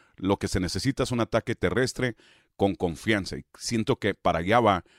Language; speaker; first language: Spanish; early bilingual, heritage; Spanish